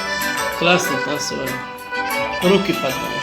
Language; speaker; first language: Russian; non-native, local second language; Tajik